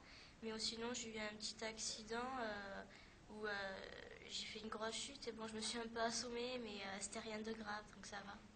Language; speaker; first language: French; native; French